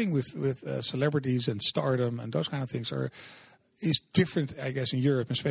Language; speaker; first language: English; non-native, fluent; Dutch